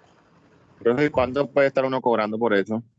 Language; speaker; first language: Spanish; native; Spanish